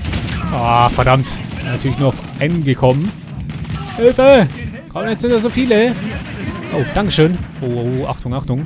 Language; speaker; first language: German; native; German